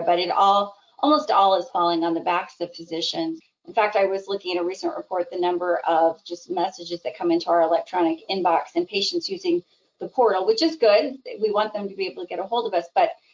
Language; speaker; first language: English; native; English